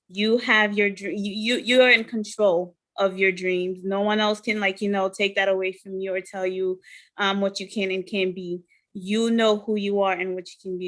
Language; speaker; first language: English; non-native, fluent; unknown